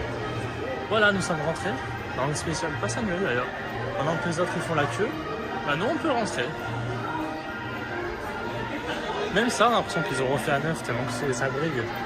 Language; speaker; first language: French; native; French